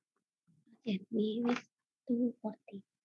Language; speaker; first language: English; non-native, fluent; Indonesian